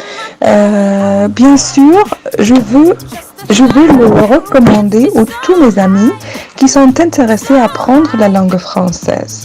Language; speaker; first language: French; non-native, fluent; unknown